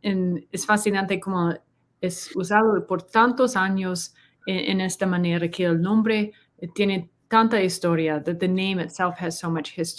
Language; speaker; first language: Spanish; non-native, learner; English